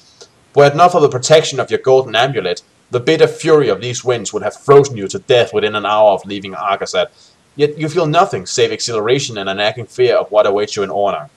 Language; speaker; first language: English; native; English